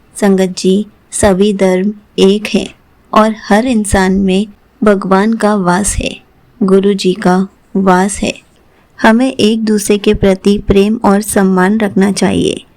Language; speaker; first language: Hindi; native; Hindi